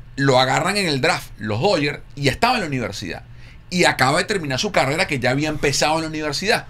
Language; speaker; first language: Spanish; native; Spanish